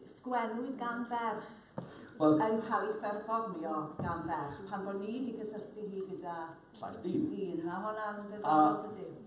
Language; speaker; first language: Welsh; native; Welsh